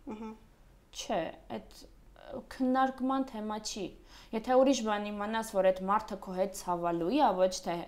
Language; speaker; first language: Armenian; early bilingual, other home language; Russian